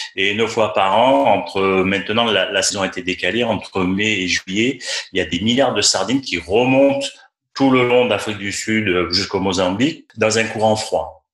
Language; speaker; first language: French; native; French